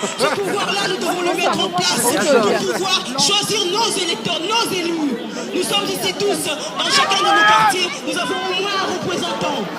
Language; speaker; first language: French; non-native, local second language; Lingala